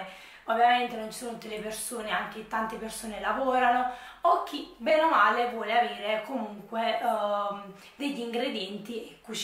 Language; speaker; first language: Italian; native; Italian